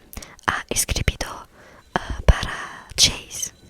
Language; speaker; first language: Spanish; non-native, learner; French